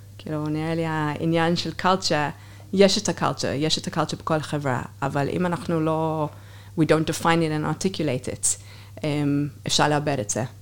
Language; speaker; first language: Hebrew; non-native, fluent; English